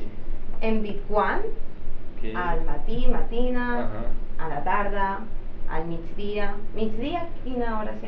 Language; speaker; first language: Catalan; native; Catalan